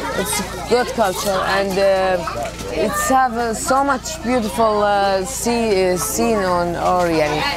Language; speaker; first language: English; non-native, learner; Arabic